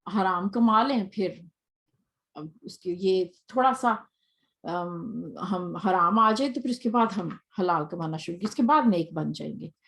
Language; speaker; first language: Urdu; native; Urdu